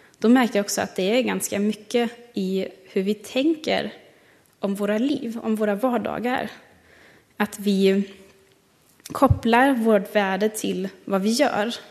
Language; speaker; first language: Swedish; non-native, fluent; German